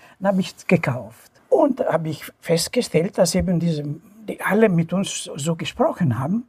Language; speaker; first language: German; non-native, fluent; Italian